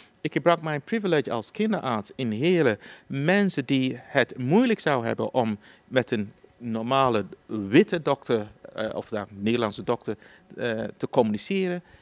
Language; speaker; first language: Dutch; non-native, fluent; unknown